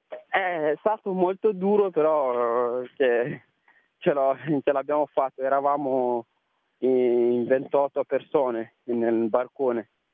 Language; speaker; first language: Italian; non-native, fluent; Bambara